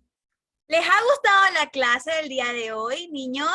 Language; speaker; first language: Spanish; native; Spanish